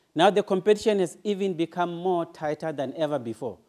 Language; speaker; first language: English; non-native, local second language; Northern Sotho